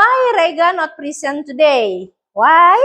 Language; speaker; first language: English; non-native, learner; Indonesian